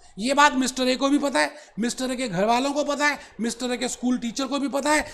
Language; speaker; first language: Hindi; native; Hindi